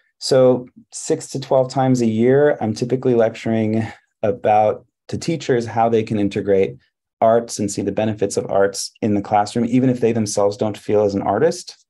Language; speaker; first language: English; early bilingual, other home language; Hebrew